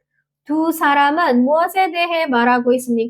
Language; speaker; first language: Korean; non-native, fluent; Indonesian